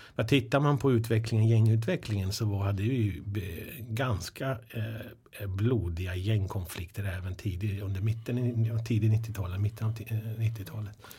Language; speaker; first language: Swedish; early bilingual, other home language; Persian